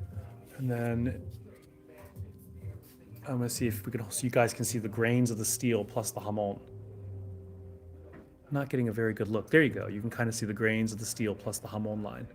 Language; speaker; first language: English; native; English